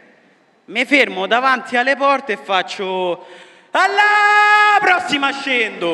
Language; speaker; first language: Italian; early bilingual, other home language; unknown